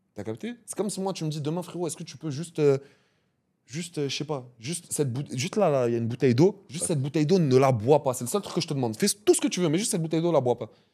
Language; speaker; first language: French; native; French